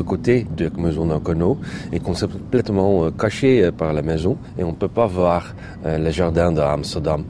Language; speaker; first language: French; non-native, fluent; Dutch